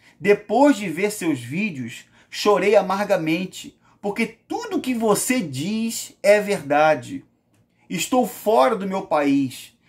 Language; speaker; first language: Portuguese; native; Portuguese